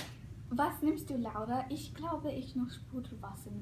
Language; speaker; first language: German; non-native, learner; English